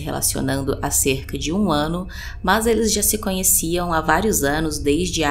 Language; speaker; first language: Portuguese; native; Portuguese